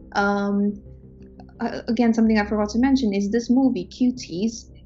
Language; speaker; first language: English; non-native, fluent; Romanian